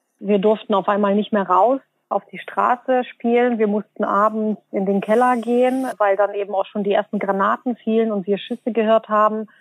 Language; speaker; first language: German; early bilingual, other home language; Bosnian